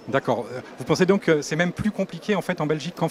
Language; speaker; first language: French; native; French